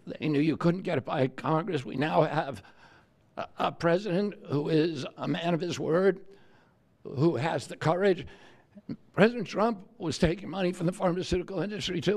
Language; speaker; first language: English; native; English